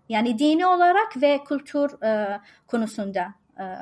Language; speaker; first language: Turkish; non-native, learner; Arabic